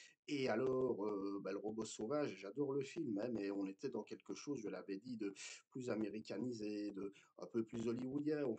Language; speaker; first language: French; native; French